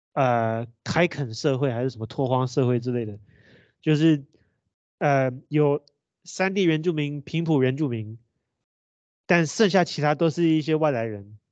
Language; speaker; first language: Chinese; native; Chinese